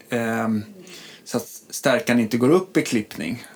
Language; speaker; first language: Swedish; native; Swedish